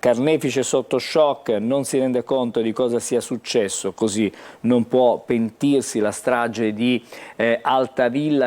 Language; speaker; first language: Italian; native; Italian